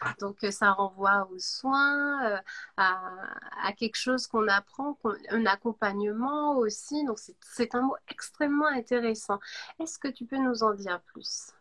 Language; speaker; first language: French; native; French